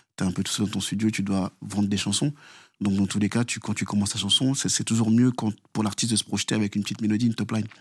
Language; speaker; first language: French; early bilingual, other home language; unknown